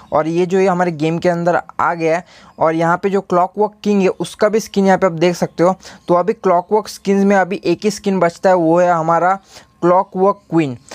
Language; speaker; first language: Hindi; native; Hindi